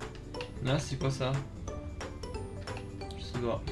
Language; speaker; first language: French; native; French